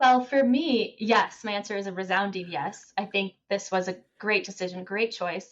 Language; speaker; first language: English; native; English